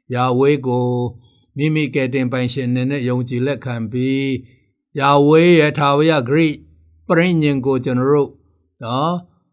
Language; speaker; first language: Burmese; non-native, local second language; Tedim Chin